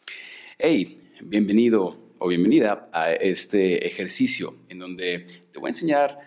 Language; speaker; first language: Spanish; native; Spanish